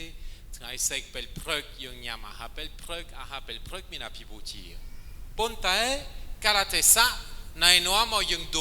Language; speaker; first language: Khmer; non-native, fluent; French